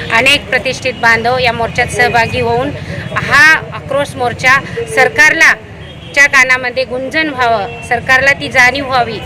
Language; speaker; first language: Marathi; native; Marathi